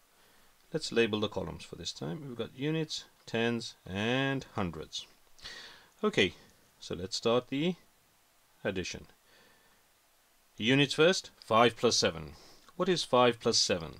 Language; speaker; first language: English; native; English